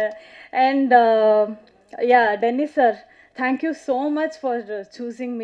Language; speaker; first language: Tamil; non-native, learner; Kannada